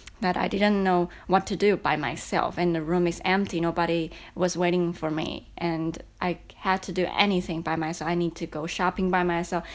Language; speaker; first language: English; non-native, fluent; Chinese